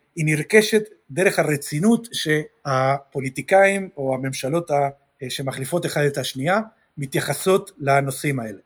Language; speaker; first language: Hebrew; non-native, fluent; Spanish